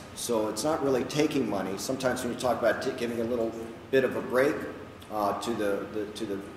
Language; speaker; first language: English; native; English